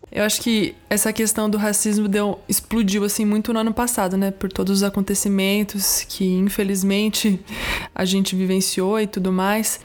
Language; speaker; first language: Portuguese; native; Portuguese